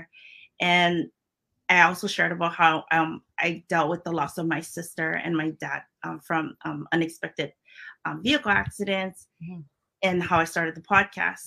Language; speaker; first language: English; early bilingual, other home language; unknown